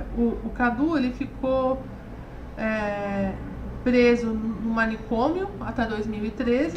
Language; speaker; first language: Portuguese; native; Portuguese